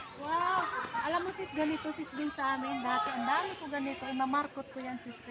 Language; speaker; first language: Filipino; non-native, local second language; Cebuano